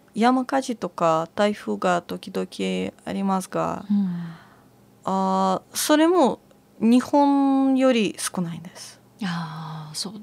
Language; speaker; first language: Japanese; non-native, fluent; Latvian